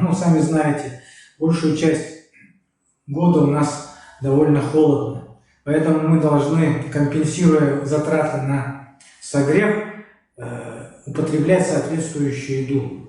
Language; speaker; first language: Russian; native; Russian